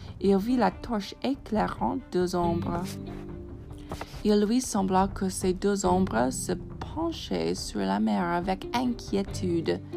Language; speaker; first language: French; non-native, fluent; English